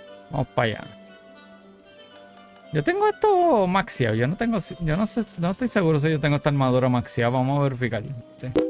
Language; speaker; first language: Spanish; native; Spanish